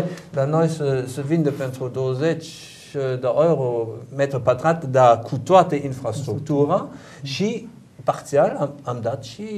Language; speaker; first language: Romanian; non-native, learner; German